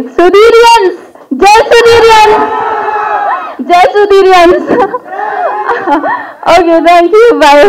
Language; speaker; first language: Telugu; non-native, learner; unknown